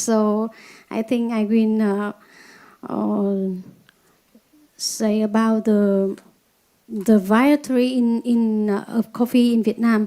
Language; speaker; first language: English; non-native, learner; Vietnamese